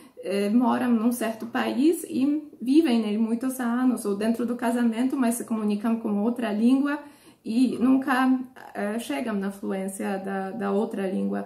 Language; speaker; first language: Portuguese; non-native, fluent; Polish